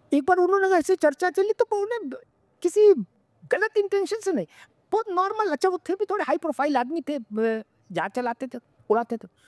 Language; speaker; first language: Hindi; native; Hindi